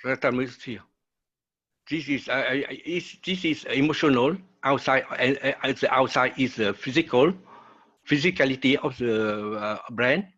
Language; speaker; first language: English; non-native, learner; Vietnamese